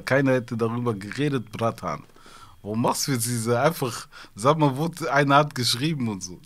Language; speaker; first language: German; early bilingual, other home language; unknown